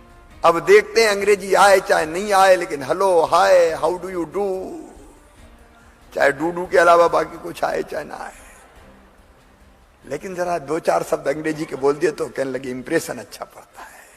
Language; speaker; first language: Hindi; native; Hindi